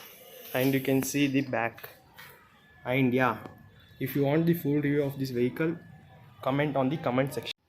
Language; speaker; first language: English; non-native, local second language; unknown